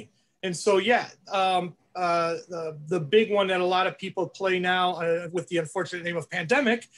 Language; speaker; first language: English; native; English